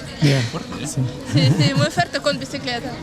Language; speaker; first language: Spanish; non-native, learner; Ukrainian